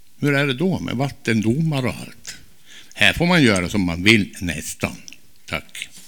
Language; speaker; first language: Swedish; native; Swedish